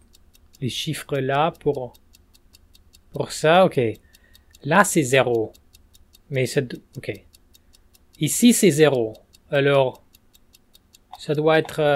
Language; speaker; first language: French; non-native, fluent; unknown